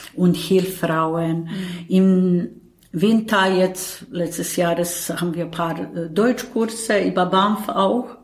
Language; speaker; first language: German; non-native, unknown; Bosnian